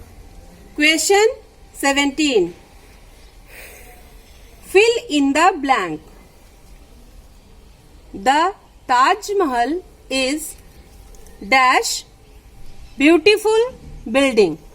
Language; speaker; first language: English; non-native, local second language; Hindi